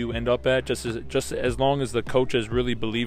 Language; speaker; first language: English; native; English